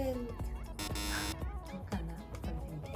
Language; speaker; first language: Japanese; native; Japanese